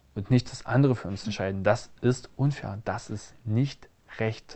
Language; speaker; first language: German; non-native, local second language; Upper Sorbian